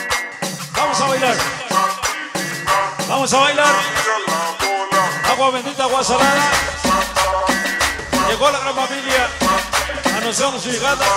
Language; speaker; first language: Spanish; native; Spanish